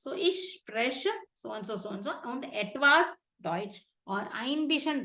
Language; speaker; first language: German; non-native, fluent; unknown